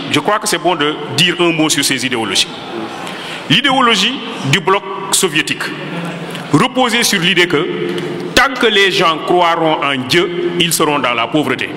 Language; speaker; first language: French; non-native, local second language; Wolof